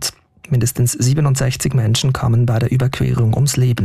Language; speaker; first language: German; native; German